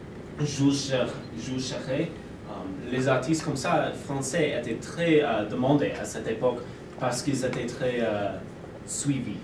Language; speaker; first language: French; non-native, learner; English